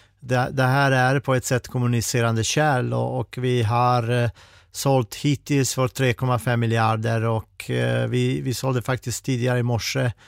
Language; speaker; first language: Swedish; non-native, fluent; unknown